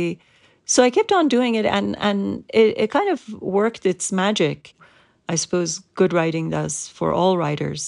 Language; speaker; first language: English; non-native, fluent; Persian